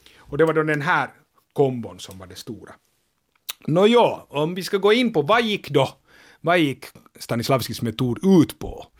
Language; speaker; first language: Swedish; native; Swedish